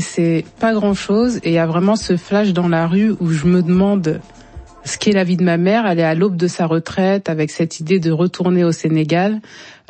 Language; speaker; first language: French; native; French